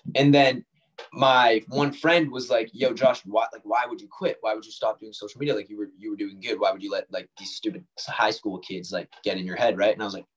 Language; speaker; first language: English; native; English